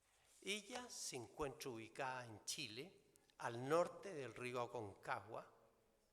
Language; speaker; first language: Spanish; native; Spanish